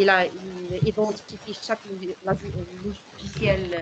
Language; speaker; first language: French; non-native, local second language; Arabic